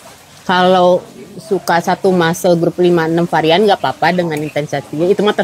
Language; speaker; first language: Indonesian; native; Indonesian